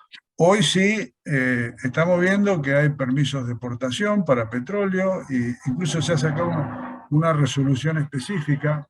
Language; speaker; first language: Spanish; native; Spanish